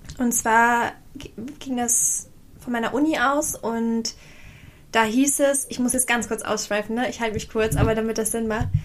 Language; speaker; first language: German; native; German